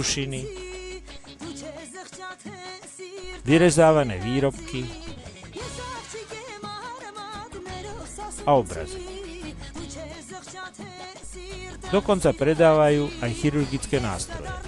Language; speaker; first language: Slovak; native; Slovak